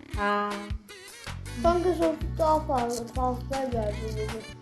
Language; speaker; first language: Turkish; early bilingual, heritage; Turkish